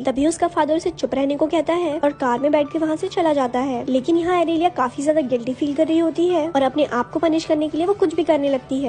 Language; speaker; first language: Hindi; native; Hindi